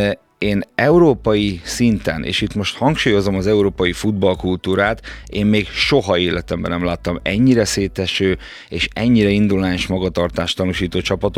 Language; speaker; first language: Hungarian; native; Hungarian